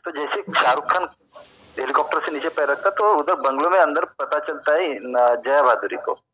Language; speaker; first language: Hindi; non-native, local second language; Marathi